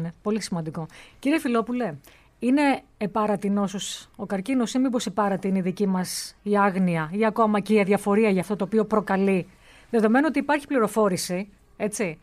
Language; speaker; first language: Greek; native; Greek